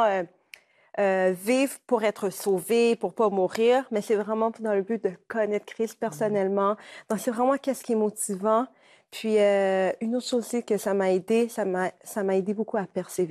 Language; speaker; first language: French; native; French